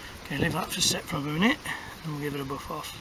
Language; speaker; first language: English; native; English